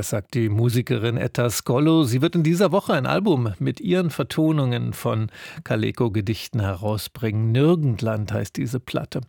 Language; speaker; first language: German; native; German